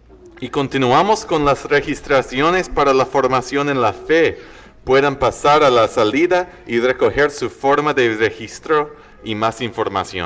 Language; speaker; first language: Spanish; non-native, learner; English